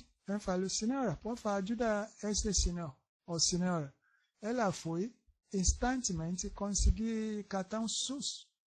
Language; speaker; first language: Portuguese; non-native, learner; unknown